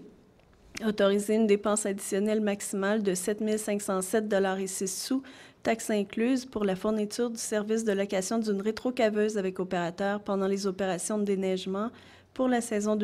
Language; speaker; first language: French; native; French